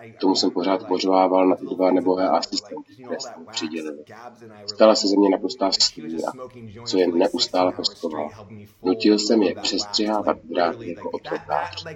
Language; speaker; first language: Czech; non-native, fluent; English